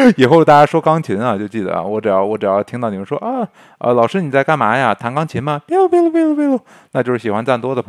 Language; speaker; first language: Chinese; native; Chinese